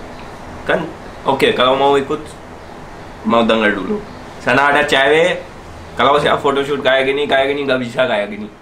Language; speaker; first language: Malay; non-native, learner; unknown